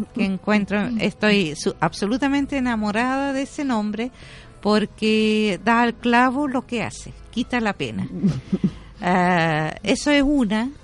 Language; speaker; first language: Spanish; non-native, fluent; German